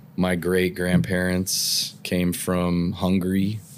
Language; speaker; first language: English; native; English